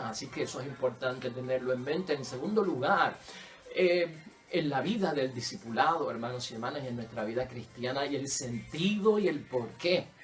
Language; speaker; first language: Spanish; native; Spanish